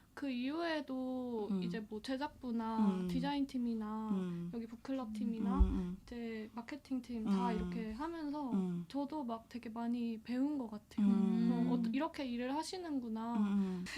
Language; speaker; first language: Korean; native; Korean